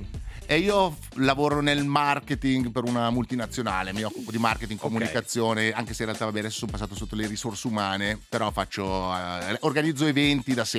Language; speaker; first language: Italian; native; Italian